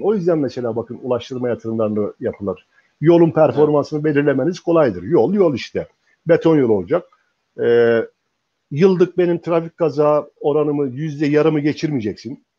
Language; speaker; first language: Turkish; native; Turkish